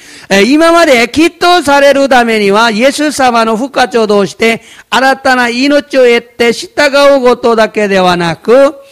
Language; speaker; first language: Japanese; non-native, fluent; Korean